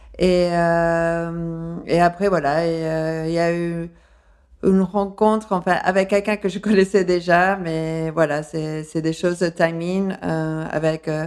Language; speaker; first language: French; early bilingual, other home language; Spanish